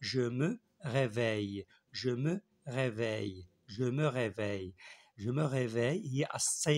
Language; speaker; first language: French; non-native, local second language; Arabic